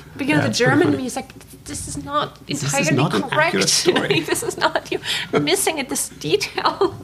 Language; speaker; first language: English; non-native, fluent; German